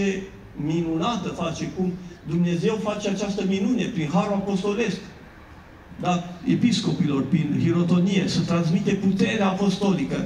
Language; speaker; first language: Romanian; native; Romanian